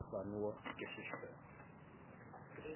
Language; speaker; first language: German; non-native, learner; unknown